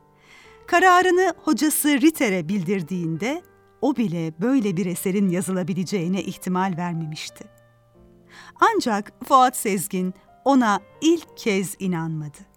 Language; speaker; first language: Turkish; native; Turkish